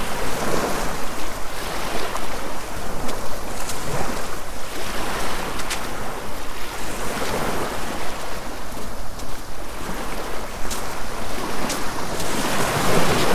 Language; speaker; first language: English; native; English